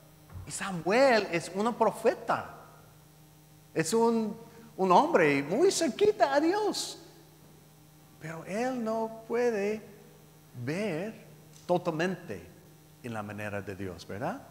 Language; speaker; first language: Spanish; non-native, learner; English